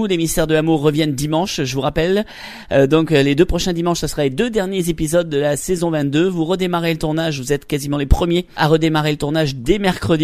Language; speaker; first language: French; native; French